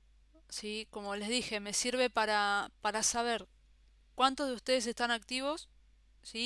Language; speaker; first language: Spanish; native; Spanish